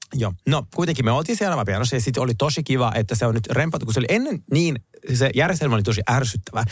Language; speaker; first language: Finnish; early bilingual, other home language; Russian